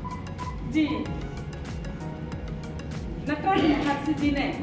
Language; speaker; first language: Hindi; non-native, local second language; Santali